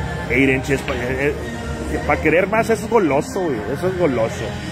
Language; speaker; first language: Spanish; early bilingual, heritage; Spanish